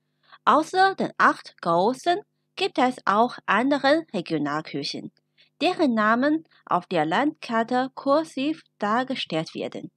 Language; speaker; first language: German; non-native, fluent; Chinese